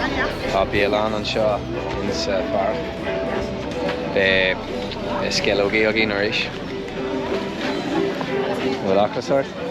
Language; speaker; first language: Irish; non-native, local second language; English